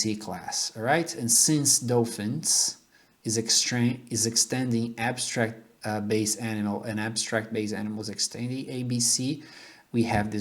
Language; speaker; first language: English; non-native, fluent; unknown